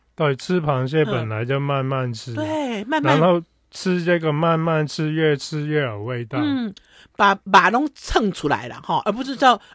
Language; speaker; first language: Chinese; non-native, local second language; Cantonese